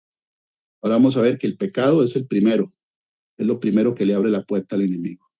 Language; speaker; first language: Spanish; native; Spanish